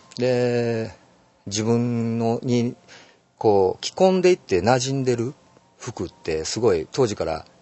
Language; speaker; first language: Japanese; native; Japanese